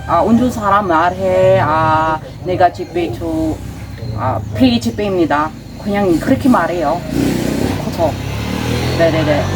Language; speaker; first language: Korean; non-native, learner; Filipino